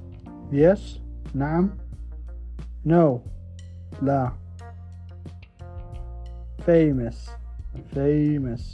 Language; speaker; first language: English; non-native, fluent; Arabic